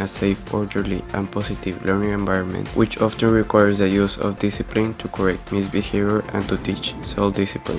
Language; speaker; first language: English; non-native, local second language; Spanish